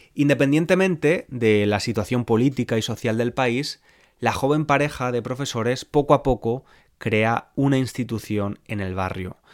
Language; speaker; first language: Spanish; native; Spanish